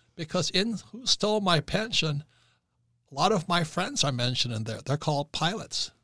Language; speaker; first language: English; native; English